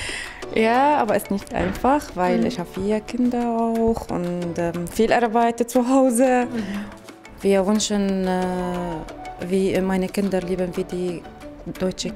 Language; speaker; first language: German; non-native, learner; Arabic